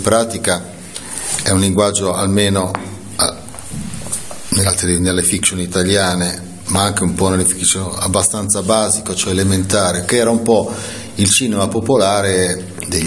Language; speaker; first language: Italian; native; Italian